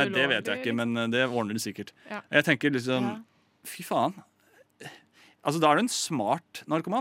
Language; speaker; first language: Norwegian; native; Norwegian